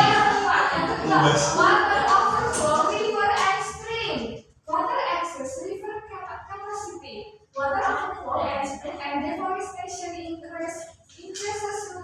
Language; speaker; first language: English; non-native, learner; Indonesian